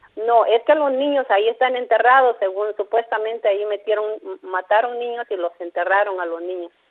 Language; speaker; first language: Spanish; native; Spanish